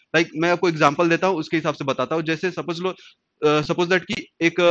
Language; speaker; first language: Hindi; native; Hindi